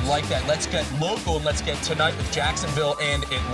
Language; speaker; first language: English; native; English